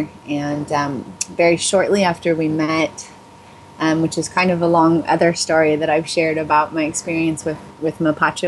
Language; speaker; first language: English; native; English